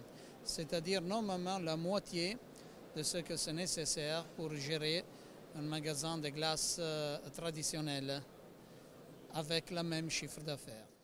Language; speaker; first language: French; non-native, fluent; Italian